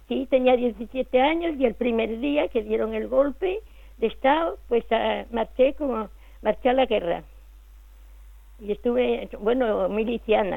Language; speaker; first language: Spanish; native; Spanish